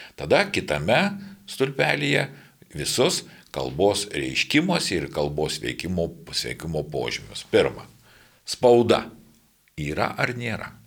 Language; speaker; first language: Lithuanian; native; Lithuanian